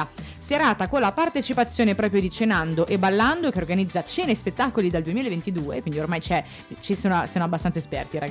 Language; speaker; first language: Italian; native; Italian